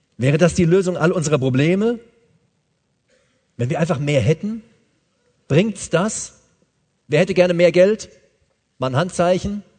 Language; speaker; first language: German; native; German